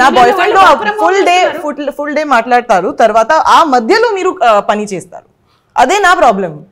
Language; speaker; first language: Telugu; non-native, learner; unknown